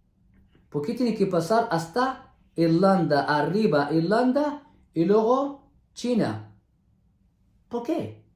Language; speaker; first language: Spanish; non-native, fluent; Arabic